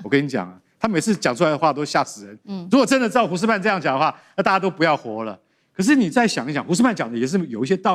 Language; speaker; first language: Chinese; native; Chinese